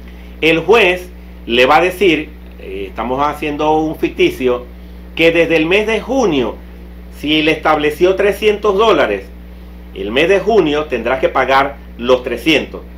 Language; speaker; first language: Spanish; native; Spanish